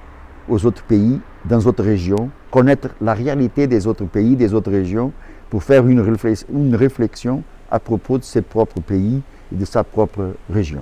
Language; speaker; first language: French; non-native, fluent; Portuguese